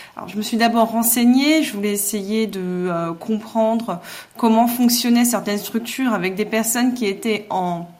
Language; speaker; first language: French; native; French